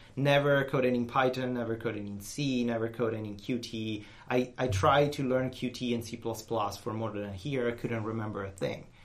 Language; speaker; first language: English; non-native, fluent; Italian